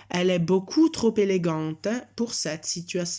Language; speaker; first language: French; non-native, fluent; Italian